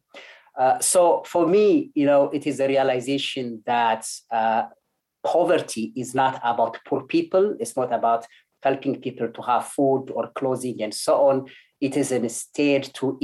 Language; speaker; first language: English; non-native, fluent; Amharic